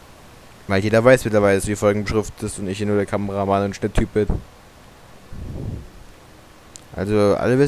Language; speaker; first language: German; native; German